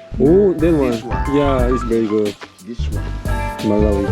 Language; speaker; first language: English; non-native, learner; Korean